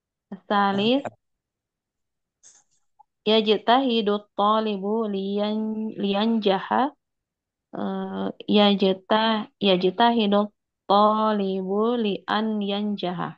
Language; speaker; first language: Arabic; non-native, learner; Indonesian